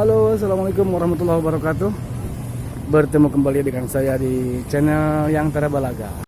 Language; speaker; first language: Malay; non-native, local second language; Sundanese